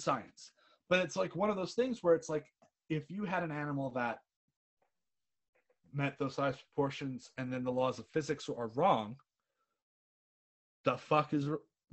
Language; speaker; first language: English; native; English